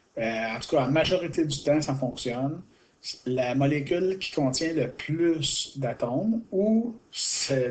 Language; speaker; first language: French; native; French